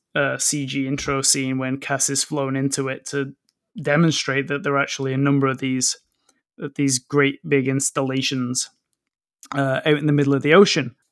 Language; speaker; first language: English; native; English